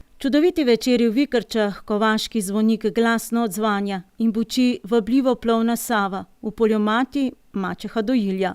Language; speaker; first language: Slovenian; native; Slovenian